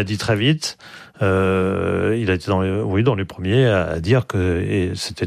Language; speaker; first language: French; native; French